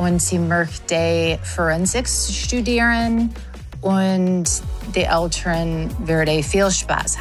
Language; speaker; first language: German; non-native, learner; English